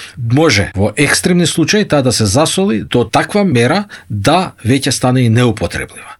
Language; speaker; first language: Macedonian; native; Macedonian